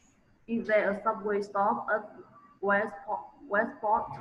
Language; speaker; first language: English; non-native, learner; Vietnamese